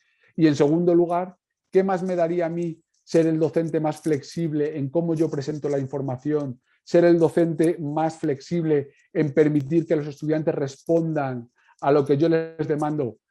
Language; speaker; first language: Spanish; native; Spanish